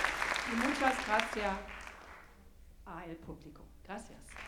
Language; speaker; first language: Spanish; non-native, learner; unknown